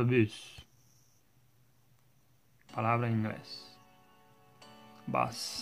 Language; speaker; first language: Spanish; non-native, learner; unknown